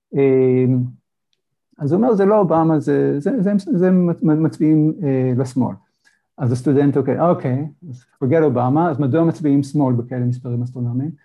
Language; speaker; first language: Hebrew; native; Hebrew